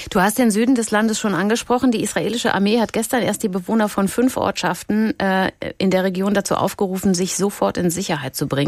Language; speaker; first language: German; native; German